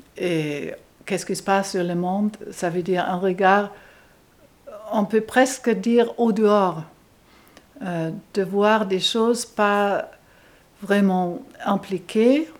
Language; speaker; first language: French; non-native, fluent; German